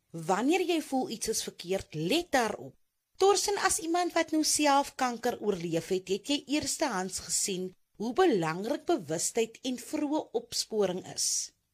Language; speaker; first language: Afrikaans; native; Afrikaans